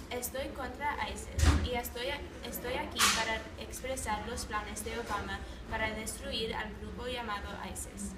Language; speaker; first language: Spanish; non-native, learner; English